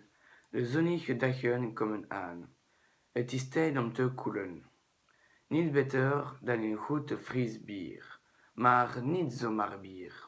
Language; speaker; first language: Dutch; non-native, learner; French